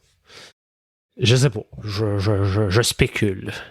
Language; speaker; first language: French; native; French